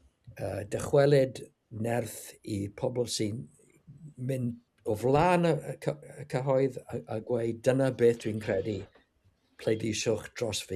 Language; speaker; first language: Welsh; non-native, learner; English